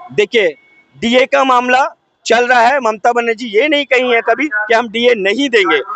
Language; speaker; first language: Hindi; native; Hindi